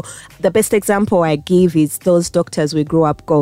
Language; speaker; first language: English; non-native, local second language; Ganda